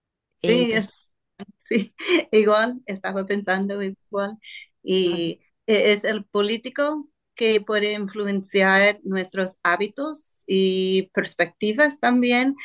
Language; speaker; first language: Spanish; non-native, fluent; English